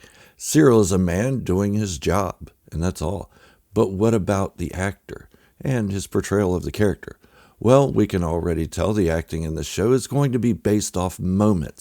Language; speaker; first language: English; native; English